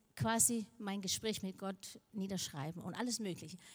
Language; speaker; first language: German; non-native, fluent; Danish